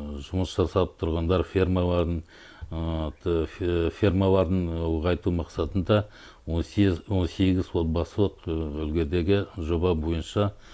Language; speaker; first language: Kazakh; native; Kazakh